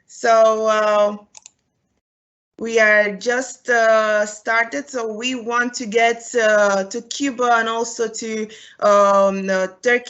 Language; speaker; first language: English; non-native, fluent; Romanian